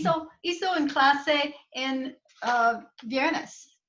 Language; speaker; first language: Spanish; non-native, learner; English